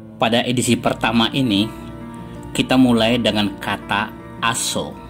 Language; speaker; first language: Indonesian; non-native, local second language; Minangkabau